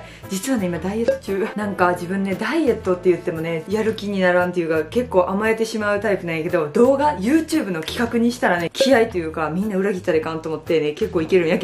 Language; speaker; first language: Japanese; native; Japanese